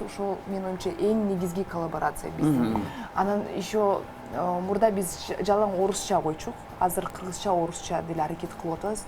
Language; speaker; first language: Kyrgyz; non-native, local second language; Russian